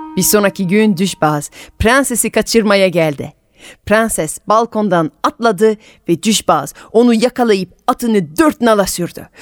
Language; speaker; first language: Turkish; non-native, fluent; French